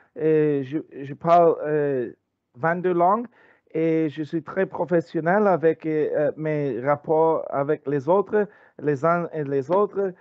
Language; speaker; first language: French; non-native, learner; English